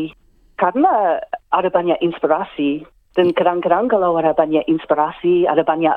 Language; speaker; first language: Indonesian; non-native, fluent; English